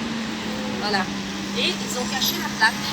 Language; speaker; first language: French; native; French